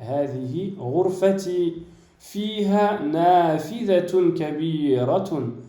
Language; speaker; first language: Arabic; non-native, fluent; French